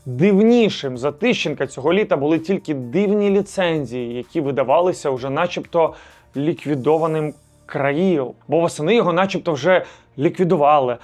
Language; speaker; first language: Ukrainian; native; Ukrainian